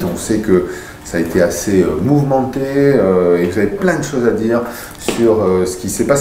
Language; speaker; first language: French; native; French